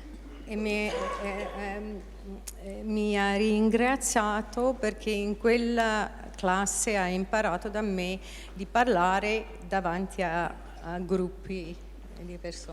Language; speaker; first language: Italian; non-native, fluent; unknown